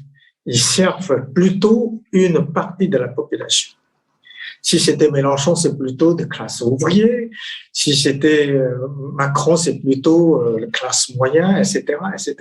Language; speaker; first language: French; non-native, fluent; Chinese